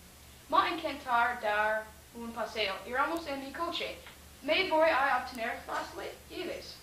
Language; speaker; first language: Spanish; non-native, learner; English